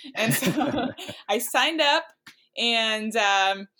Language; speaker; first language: English; non-native, fluent; Portuguese